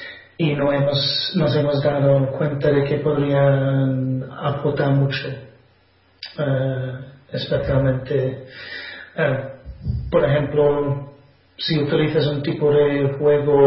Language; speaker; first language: Spanish; non-native, fluent; English